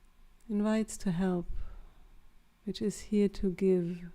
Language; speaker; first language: English; non-native, fluent; German